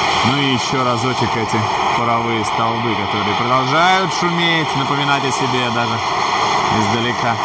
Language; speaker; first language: Russian; native; Russian